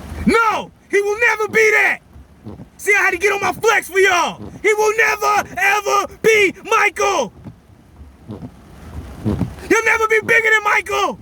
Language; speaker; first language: English; native; English